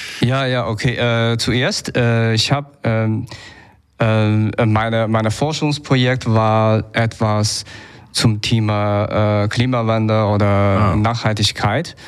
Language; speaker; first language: German; non-native, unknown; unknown